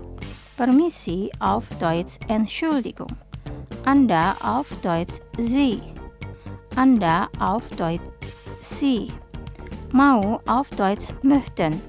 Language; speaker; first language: German; non-native, fluent; Indonesian